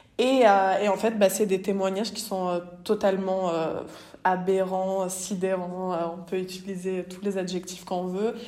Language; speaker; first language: French; native; French